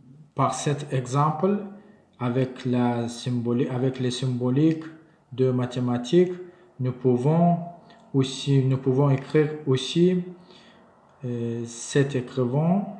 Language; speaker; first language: French; non-native, learner; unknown